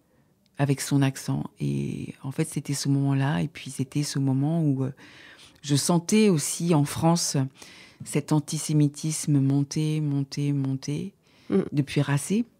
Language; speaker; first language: French; native; French